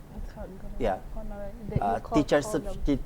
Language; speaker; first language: English; non-native, learner; Indonesian